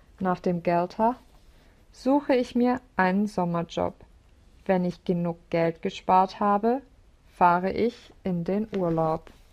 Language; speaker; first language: German; non-native, learner; English